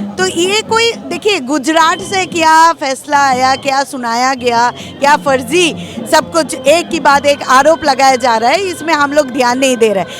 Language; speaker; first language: Hindi; non-native, local second language; Bangla